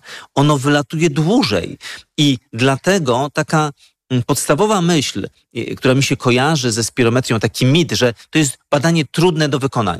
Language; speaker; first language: Polish; native; Polish